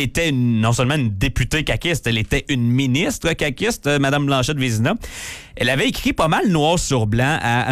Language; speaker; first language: French; native; French